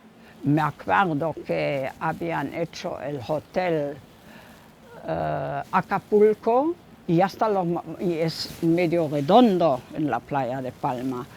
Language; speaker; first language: Spanish; non-native, fluent; German